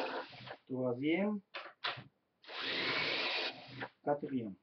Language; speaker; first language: French; non-native, learner; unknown